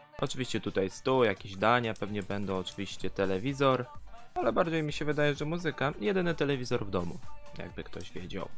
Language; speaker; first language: Polish; native; Polish